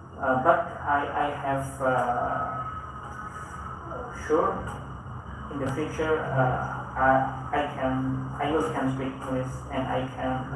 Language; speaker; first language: English; non-native, learner; Indonesian